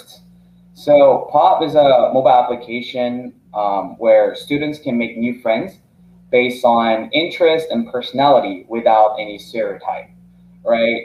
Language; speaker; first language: English; non-native, fluent; Korean